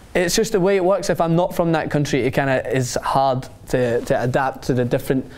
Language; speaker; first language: English; native; English